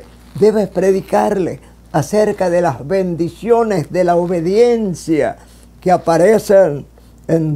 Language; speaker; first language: Spanish; native; Spanish